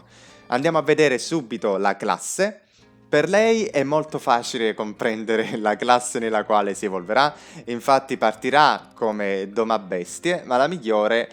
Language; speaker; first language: Italian; native; Italian